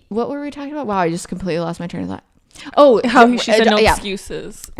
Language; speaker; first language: English; native; English